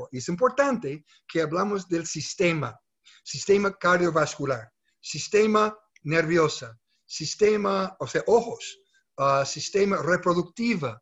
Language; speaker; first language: Spanish; non-native, fluent; English